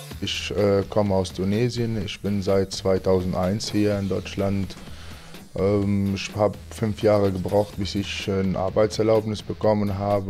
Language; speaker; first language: German; non-native, fluent; Arabic